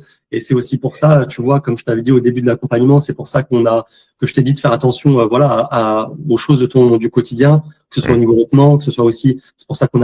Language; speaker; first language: French; native; French